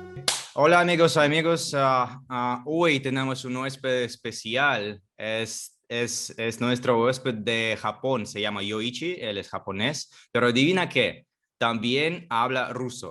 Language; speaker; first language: Spanish; non-native, fluent; Russian